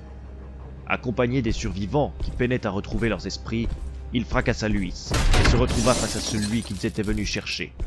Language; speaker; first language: French; native; French